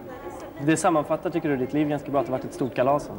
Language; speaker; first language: Swedish; native; Swedish